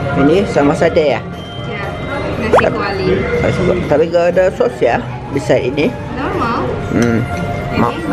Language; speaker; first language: Indonesian; non-native, learner; Turkish